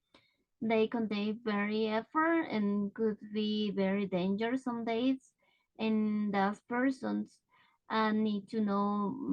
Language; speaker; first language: English; non-native, learner; Spanish